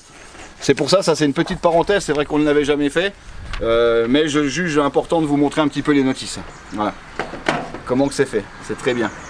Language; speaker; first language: French; native; French